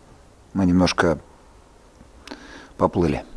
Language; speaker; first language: Russian; native; Russian